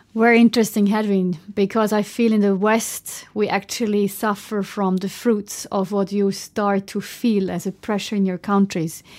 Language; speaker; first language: English; non-native, fluent; German